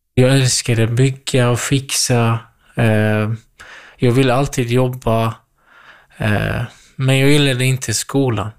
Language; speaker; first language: Swedish; non-native, fluent; Kurdish